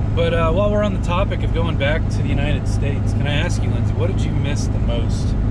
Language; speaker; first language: English; native; English